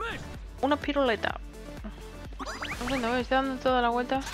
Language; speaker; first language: Spanish; native; Spanish